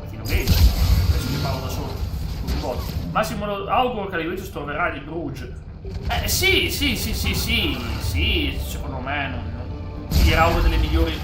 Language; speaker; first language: Italian; native; Italian